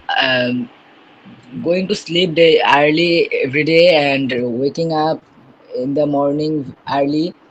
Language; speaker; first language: English; non-native, learner; Bangla